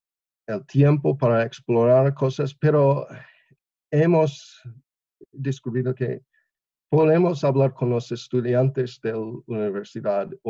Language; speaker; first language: Spanish; non-native, learner; English